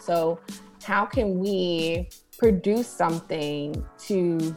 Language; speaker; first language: English; native; English